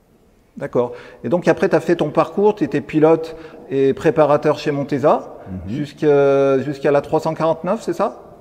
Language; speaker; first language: French; native; French